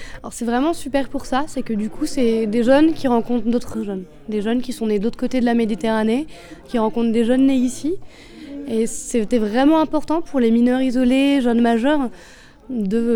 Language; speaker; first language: French; native; French